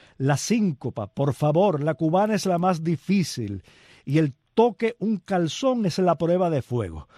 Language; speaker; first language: Spanish; native; Spanish